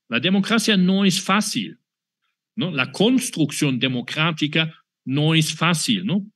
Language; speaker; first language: Spanish; non-native, fluent; German